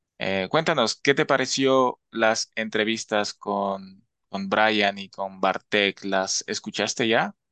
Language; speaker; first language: Spanish; native; Spanish